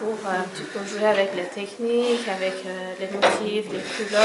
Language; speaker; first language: French; non-native, fluent; Persian